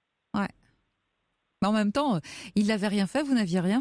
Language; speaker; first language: French; native; French